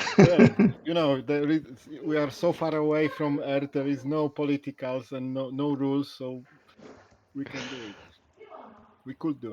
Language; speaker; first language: English; non-native, learner; Polish